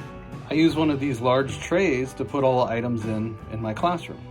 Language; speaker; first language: English; native; English